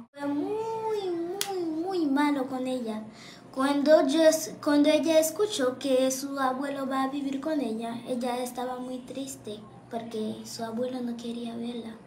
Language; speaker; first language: Spanish; non-native, learner; Haitian Creole